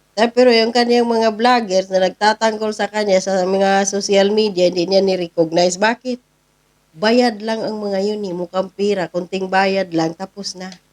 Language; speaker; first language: Filipino; non-native, local second language; Cebuano